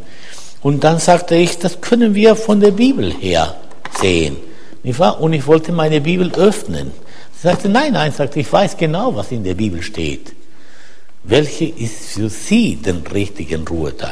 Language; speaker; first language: German; non-native, fluent; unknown